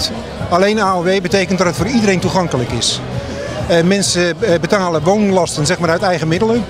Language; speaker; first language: Dutch; native; Dutch